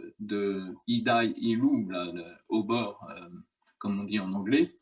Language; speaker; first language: French; native; French